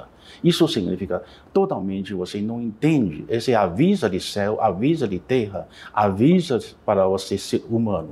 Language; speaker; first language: Portuguese; non-native, learner; Chinese